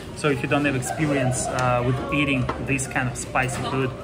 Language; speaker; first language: English; non-native, fluent; Russian